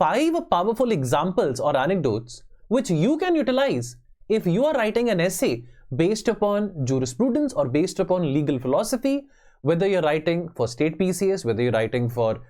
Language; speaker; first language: English; non-native, local second language; Hindi